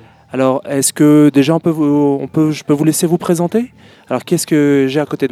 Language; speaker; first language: French; native; French